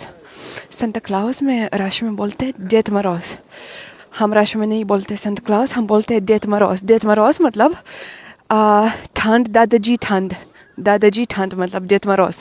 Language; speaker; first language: Hindi; non-native, fluent; Russian